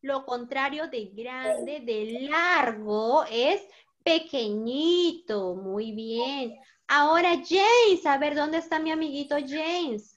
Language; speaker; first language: Spanish; native; Spanish